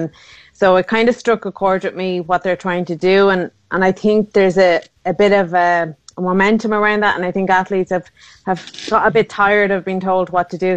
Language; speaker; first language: English; native; English